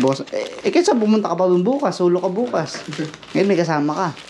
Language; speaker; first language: Filipino; native; Filipino